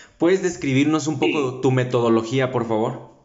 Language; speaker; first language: Spanish; native; Spanish